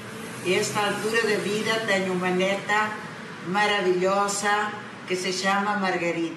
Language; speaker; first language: Portuguese; non-native, learner; Spanish